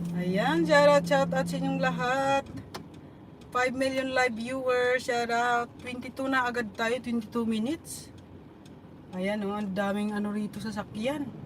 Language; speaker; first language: Filipino; non-native, local second language; Bikol